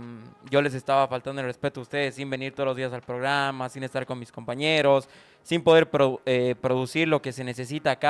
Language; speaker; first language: Spanish; native; Spanish